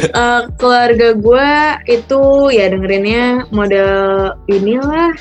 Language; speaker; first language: Indonesian; native; Indonesian